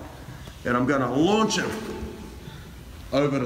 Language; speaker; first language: English; native; English